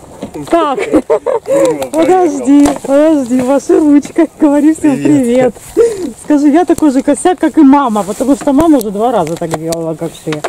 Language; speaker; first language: Russian; native; Russian